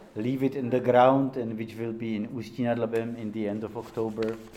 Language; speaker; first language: English; non-native, fluent; Czech